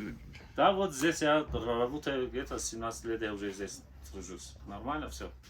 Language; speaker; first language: Russian; non-native, local second language; Tajik